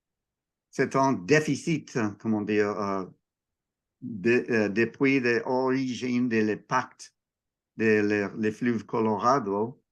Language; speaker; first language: French; non-native, learner; English